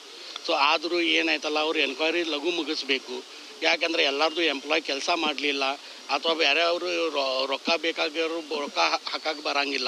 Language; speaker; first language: Kannada; native; Kannada